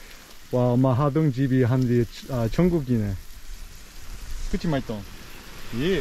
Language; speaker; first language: Korean; early bilingual, heritage; Korean